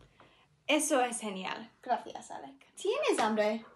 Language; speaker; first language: Spanish; non-native, learner; English